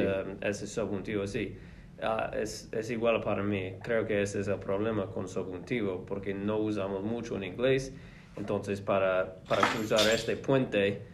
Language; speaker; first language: Spanish; non-native, fluent; English